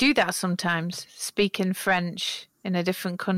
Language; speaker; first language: English; native; English